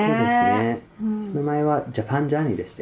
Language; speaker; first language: Japanese; non-native, fluent; English